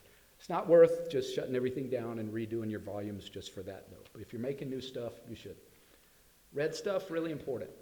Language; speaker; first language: English; native; English